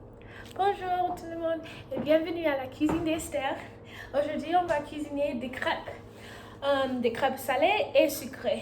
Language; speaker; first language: French; non-native, learner; English